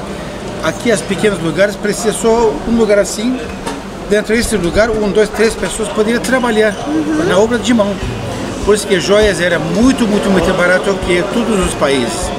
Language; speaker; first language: Portuguese; non-native, learner; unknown